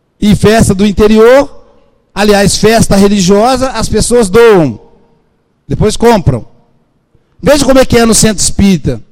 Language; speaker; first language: Portuguese; native; Portuguese